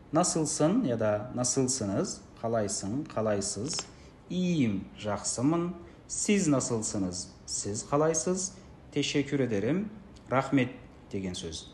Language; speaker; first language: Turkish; non-native, fluent; Kazakh